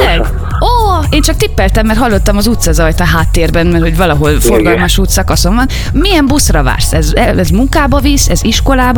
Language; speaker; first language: Hungarian; native; Hungarian